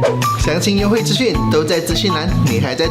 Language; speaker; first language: Chinese; native; Chinese